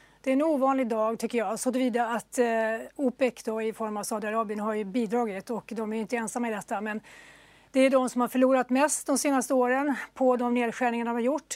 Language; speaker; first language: Swedish; native; Swedish